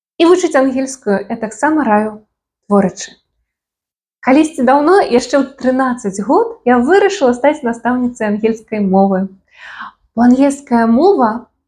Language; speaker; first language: Belarusian; native; Belarusian